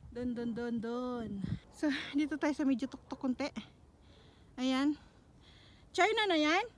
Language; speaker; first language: Filipino; non-native, local second language; Cebuano